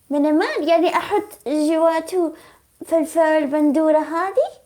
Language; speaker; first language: Arabic; non-native, learner; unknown